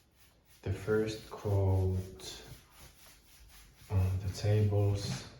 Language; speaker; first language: English; non-native, fluent; Finnish